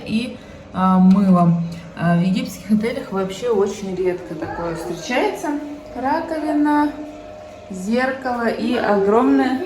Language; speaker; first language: Russian; native; Russian